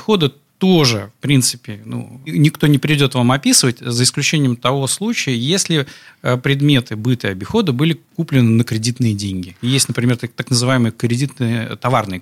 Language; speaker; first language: Russian; native; Russian